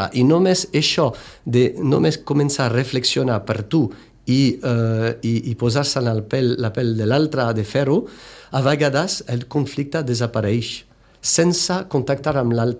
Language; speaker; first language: Catalan; non-native, fluent; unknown